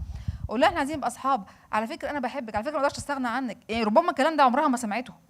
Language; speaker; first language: Arabic; native; Arabic